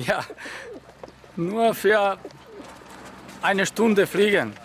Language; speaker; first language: German; non-native, learner; Serbian